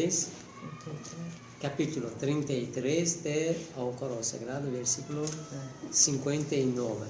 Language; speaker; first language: Portuguese; non-native, fluent; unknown